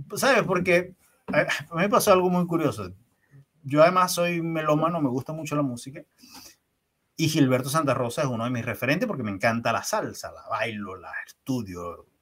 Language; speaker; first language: Spanish; native; Spanish